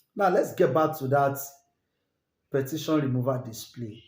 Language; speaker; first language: English; non-native, local second language; Yoruba